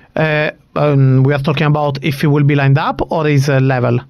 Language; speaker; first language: English; non-native, fluent; Italian